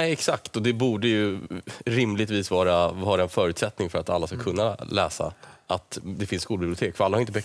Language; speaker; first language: Swedish; native; Swedish